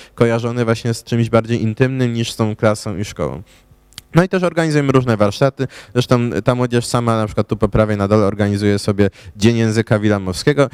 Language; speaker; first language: Polish; native; Polish